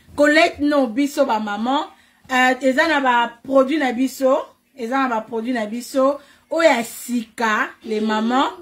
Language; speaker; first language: French; non-native, local second language; Lingala